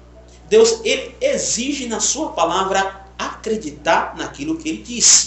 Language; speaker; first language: Portuguese; native; Portuguese